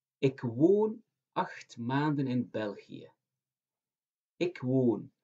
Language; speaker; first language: Dutch; non-native, fluent; Turkish